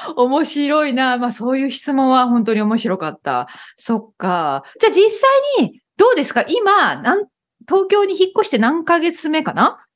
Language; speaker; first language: Japanese; native; Japanese